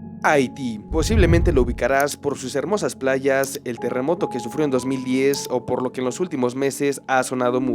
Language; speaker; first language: Spanish; native; Spanish